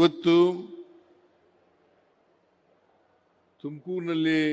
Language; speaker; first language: Kannada; native; Kannada